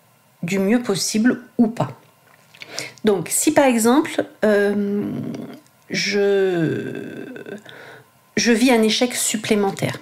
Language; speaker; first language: French; native; French